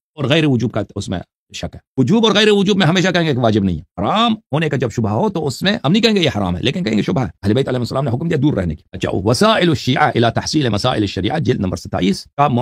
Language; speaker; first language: Urdu; native; Urdu